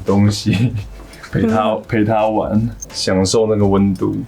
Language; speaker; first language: Chinese; native; Chinese